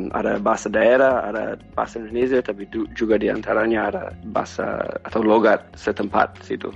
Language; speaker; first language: Indonesian; non-native, fluent; English